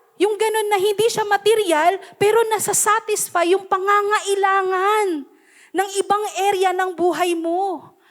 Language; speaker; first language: Filipino; native; Filipino